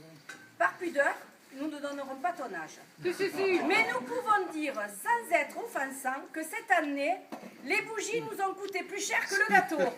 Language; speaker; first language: French; native; French